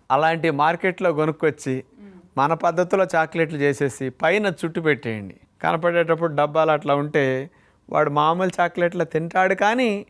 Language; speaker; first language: Telugu; native; Telugu